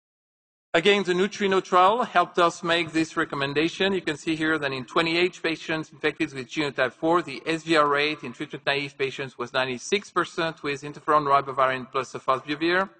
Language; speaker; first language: English; non-native, fluent; French